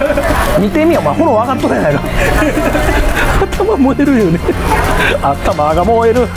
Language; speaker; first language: Japanese; native; Japanese